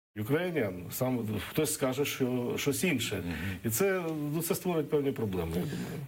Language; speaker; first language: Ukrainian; native; Ukrainian